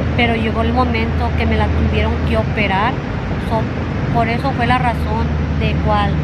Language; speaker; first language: Spanish; early bilingual, heritage; Spanish